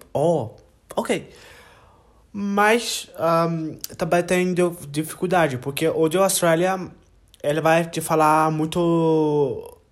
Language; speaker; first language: Portuguese; non-native, learner; English